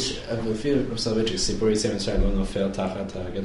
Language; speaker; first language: Hebrew; non-native, learner; English